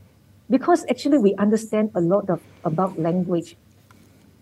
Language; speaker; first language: English; non-native, local second language; Min Nan Chinese